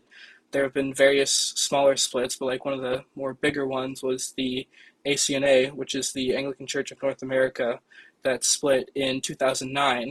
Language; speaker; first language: English; native; English